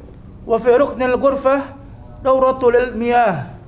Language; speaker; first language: Arabic; non-native, learner; Indonesian